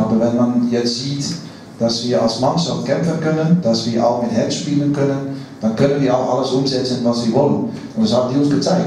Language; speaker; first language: German; non-native, fluent; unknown